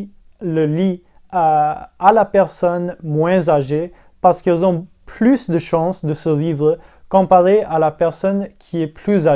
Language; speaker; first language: French; non-native, learner; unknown